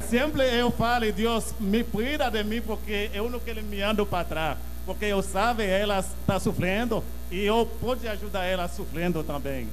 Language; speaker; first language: Portuguese; non-native, learner; Haitian Creole